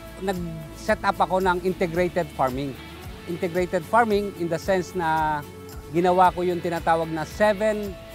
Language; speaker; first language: Filipino; native; Filipino